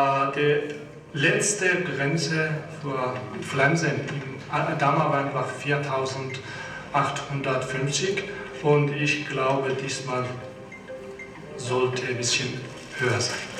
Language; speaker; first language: German; non-native, learner; Persian